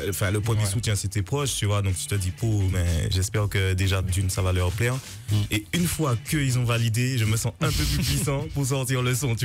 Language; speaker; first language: French; native; French